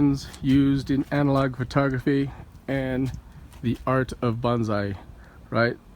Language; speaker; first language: English; native; English